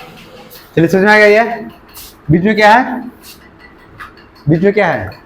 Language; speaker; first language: Hindi; native; Hindi